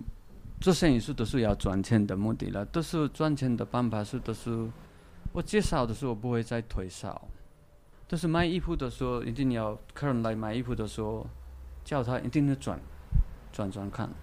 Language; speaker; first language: Chinese; non-native, fluent; Nepali